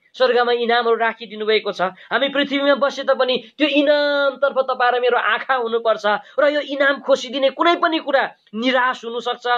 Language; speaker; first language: Nepali; native; Nepali